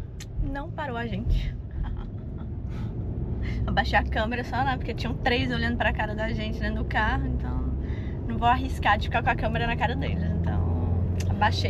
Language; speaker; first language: Portuguese; native; Portuguese